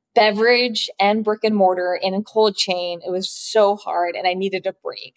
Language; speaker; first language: English; native; English